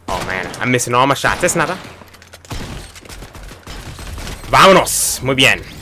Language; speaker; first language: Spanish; early bilingual, heritage; Spanish